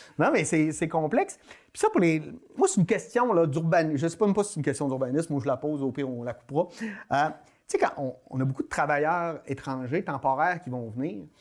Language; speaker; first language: French; native; French